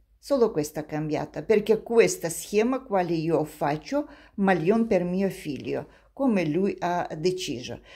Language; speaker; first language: Italian; non-native, learner; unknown